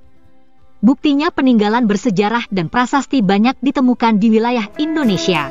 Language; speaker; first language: Indonesian; native; Indonesian